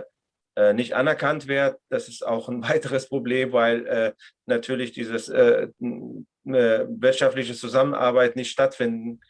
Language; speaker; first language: German; non-native, fluent; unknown